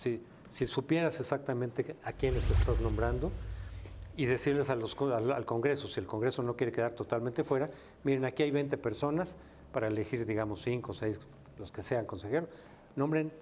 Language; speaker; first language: Spanish; native; Spanish